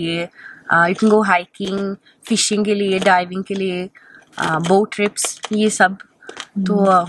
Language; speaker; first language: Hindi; non-native, fluent; Norwegian